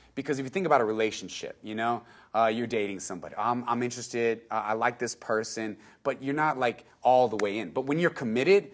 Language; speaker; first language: English; native; English